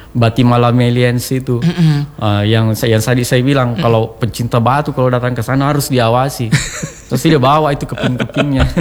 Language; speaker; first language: Indonesian; native; Indonesian